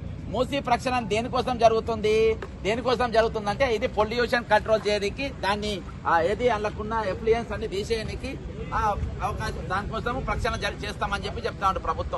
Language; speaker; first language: Telugu; native; Telugu